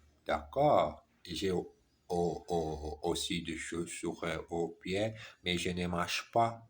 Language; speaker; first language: French; non-native, learner; German